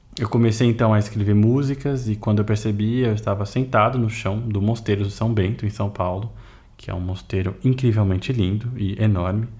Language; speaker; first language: Portuguese; native; Portuguese